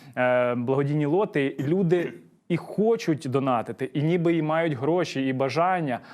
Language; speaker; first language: Ukrainian; native; Ukrainian